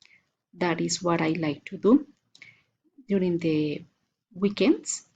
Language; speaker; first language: English; non-native, learner; Spanish